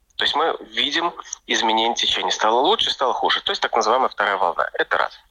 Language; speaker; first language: Russian; native; Russian